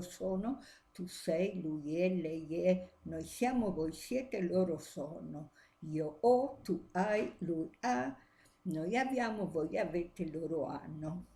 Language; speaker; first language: Italian; non-native, fluent; Spanish